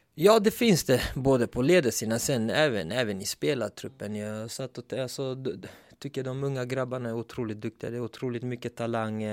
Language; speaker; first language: Swedish; early bilingual, other home language; Turkish